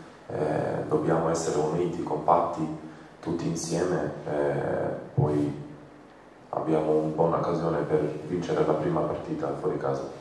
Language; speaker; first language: Italian; non-native, fluent; Croatian